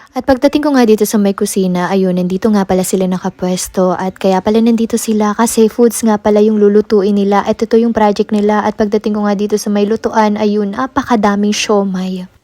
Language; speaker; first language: Filipino; non-native, local second language; Bikol